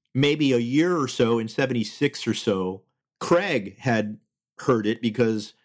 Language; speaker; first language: English; early bilingual, other home language; Spanish